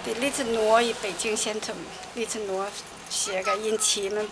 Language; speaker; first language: Danish; non-native, learner; Chinese